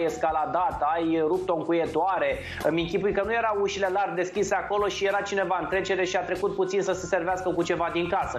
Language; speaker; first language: Romanian; native; Romanian